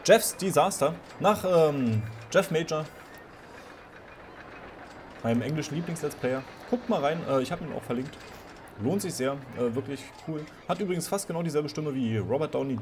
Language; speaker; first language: German; native; German